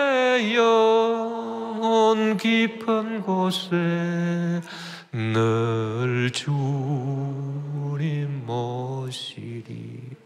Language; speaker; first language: Korean; native; Korean